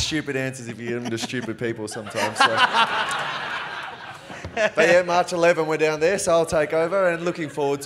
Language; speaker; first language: English; native; English